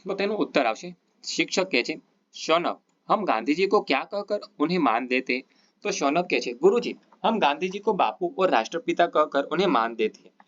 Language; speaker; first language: Hindi; non-native, local second language; Gujarati